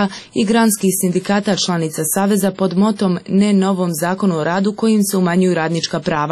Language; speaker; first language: Croatian; native; Croatian